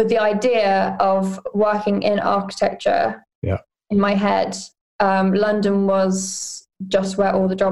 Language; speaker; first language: English; native; English